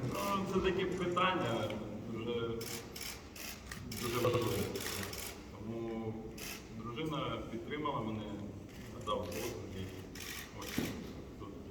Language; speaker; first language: Ukrainian; non-native, local second language; Russian